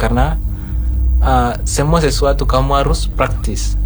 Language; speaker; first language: Indonesian; non-native, learner; Kalenjin